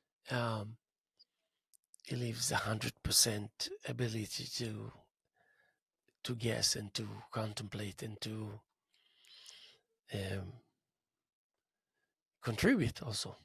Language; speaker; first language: English; non-native, fluent; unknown